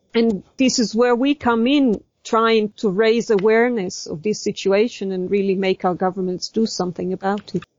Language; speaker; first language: English; non-native, fluent; Hebrew